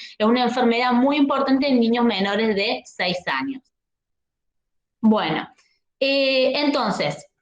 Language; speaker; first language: Spanish; native; Spanish